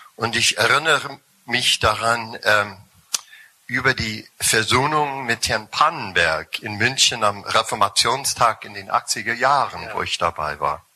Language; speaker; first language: German; non-native, fluent; English